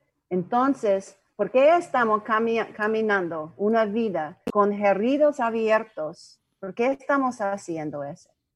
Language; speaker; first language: Spanish; non-native, learner; English